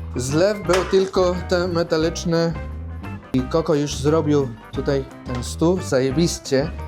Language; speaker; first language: Polish; non-native, fluent; Spanish